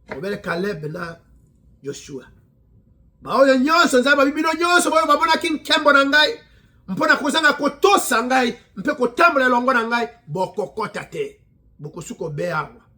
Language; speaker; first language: Lingala; native; Lingala